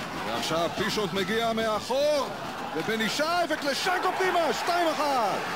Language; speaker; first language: Hebrew; native; Hebrew